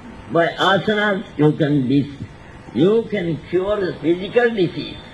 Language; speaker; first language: English; non-native, local second language; Odia